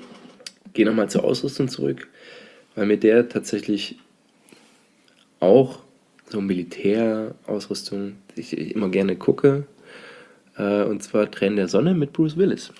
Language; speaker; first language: German; native; German